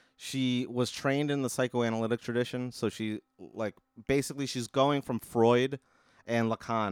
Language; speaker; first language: English; native; English